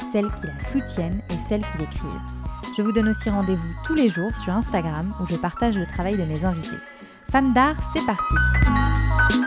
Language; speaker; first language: French; native; French